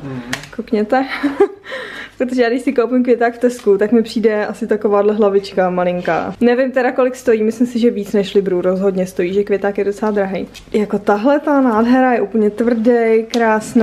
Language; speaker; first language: Czech; native; Czech